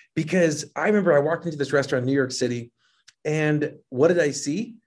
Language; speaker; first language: English; native; English